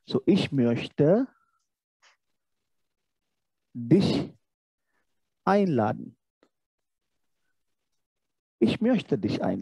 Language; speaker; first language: German; non-native, fluent; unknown